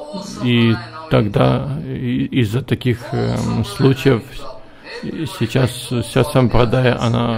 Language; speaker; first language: Russian; native; Russian